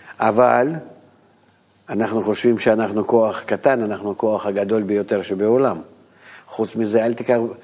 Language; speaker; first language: Hebrew; non-native, fluent; Russian